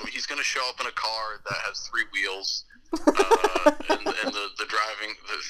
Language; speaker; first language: English; native; English